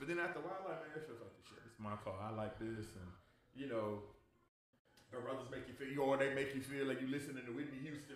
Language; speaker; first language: English; native; English